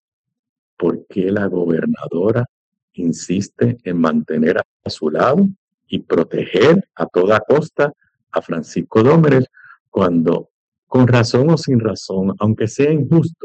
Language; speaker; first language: Spanish; native; Spanish